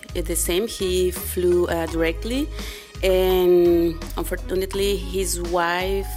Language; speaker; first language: English; non-native, fluent; Spanish